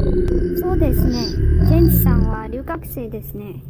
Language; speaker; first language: Japanese; non-native, learner; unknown